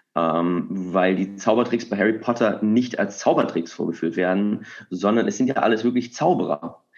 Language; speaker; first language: German; native; German